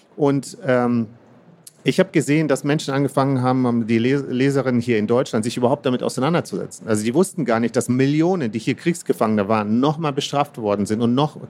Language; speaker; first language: German; early bilingual, other home language; Russian